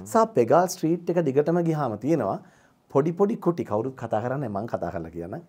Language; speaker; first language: Sinhala; native; Sinhala